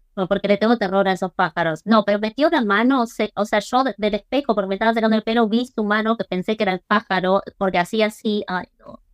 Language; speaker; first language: Spanish; early bilingual, other home language; English